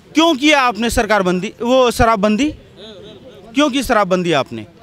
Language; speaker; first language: Hindi; native; Hindi